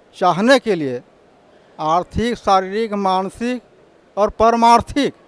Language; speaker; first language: Hindi; native; Hindi